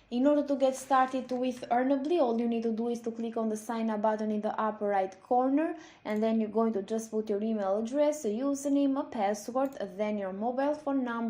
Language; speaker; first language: English; non-native, fluent; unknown